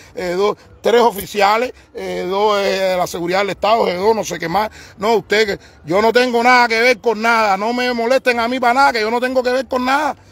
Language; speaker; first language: Spanish; native; Spanish